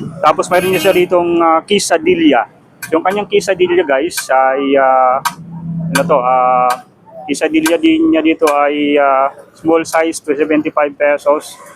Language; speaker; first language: Filipino; native; Filipino